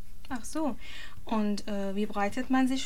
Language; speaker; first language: German; non-native, learner; Persian